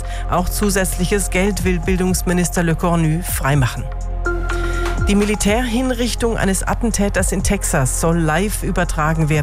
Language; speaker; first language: German; native; German